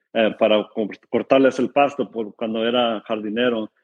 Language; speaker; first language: Spanish; early bilingual, heritage; Spanish